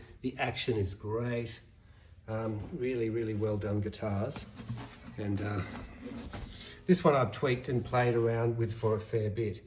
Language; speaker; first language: English; native; English